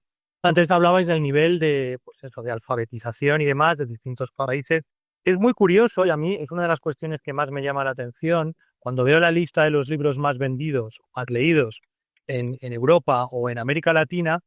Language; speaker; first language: Spanish; native; Spanish